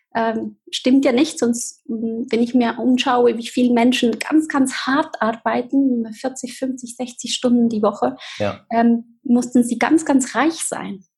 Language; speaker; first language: German; non-native, fluent; Spanish